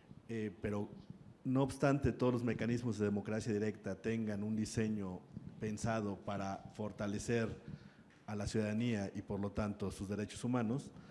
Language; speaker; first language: Spanish; native; Spanish